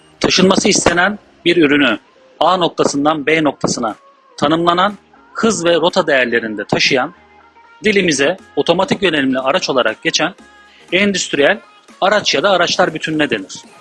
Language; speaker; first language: Turkish; native; Turkish